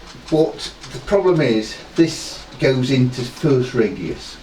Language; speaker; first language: English; native; English